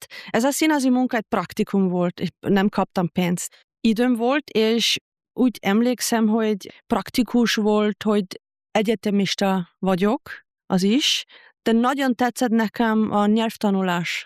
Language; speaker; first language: Hungarian; non-native, learner; German